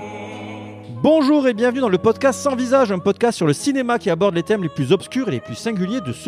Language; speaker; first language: French; native; French